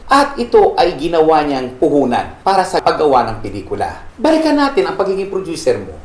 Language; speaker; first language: Filipino; native; Filipino